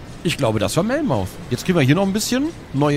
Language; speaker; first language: German; native; German